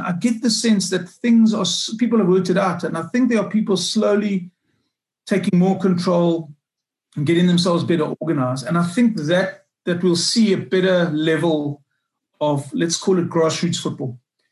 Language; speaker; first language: English; native; English